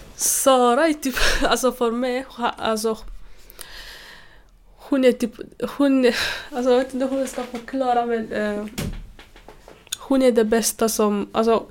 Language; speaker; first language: Swedish; non-native, fluent; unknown